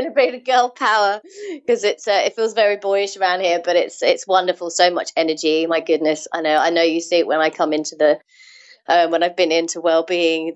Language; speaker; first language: English; native; English